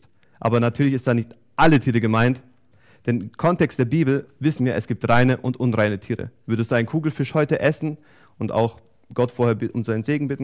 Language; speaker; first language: German; native; German